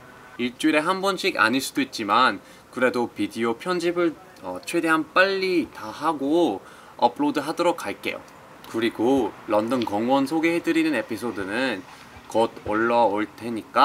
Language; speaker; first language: Korean; non-native, fluent; English